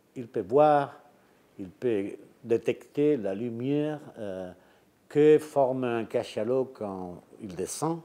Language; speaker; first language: French; non-native, fluent; Spanish